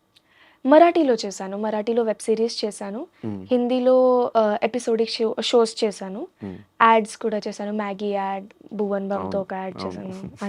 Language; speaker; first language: Telugu; non-native, learner; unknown